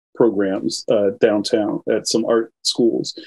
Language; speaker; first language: English; native; English